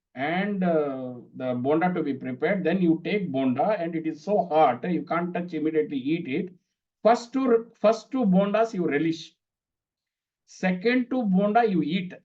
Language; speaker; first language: English; non-native, local second language; Kannada